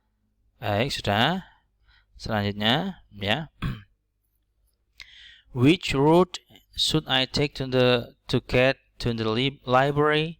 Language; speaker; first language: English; non-native, learner; Indonesian